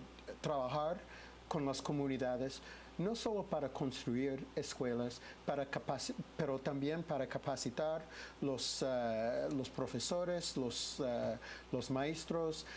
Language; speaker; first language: Spanish; non-native, fluent; English